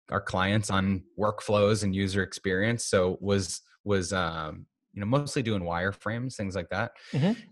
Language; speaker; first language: English; native; English